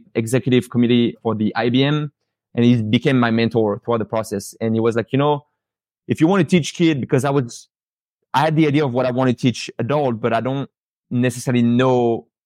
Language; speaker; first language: English; non-native, fluent; French